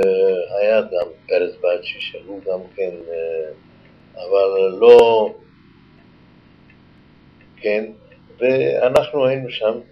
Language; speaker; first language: Hebrew; non-native, fluent; Yiddish